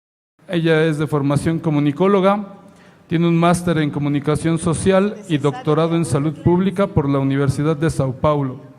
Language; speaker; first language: Spanish; native; Spanish